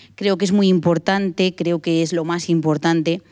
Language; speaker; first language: Spanish; native; Spanish